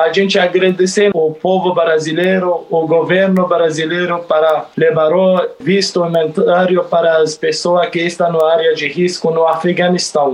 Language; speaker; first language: Portuguese; non-native, learner; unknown